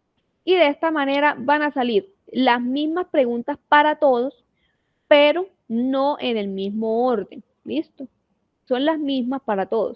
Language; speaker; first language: Spanish; native; Spanish